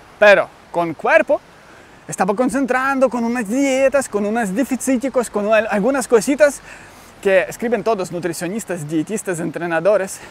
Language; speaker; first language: Spanish; non-native, learner; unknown